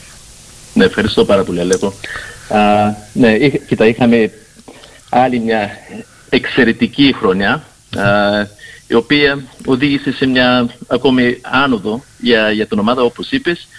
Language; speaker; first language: Greek; early bilingual, heritage; Greek